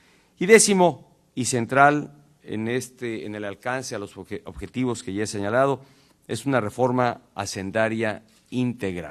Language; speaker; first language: Spanish; native; Spanish